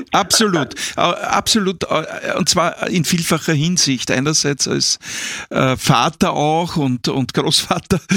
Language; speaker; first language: German; native; German